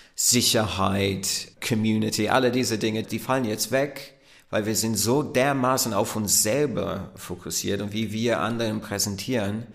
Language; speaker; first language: German; non-native, fluent; English